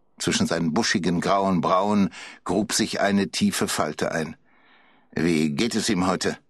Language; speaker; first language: German; native; German